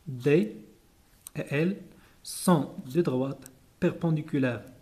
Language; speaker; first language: French; non-native, local second language; Arabic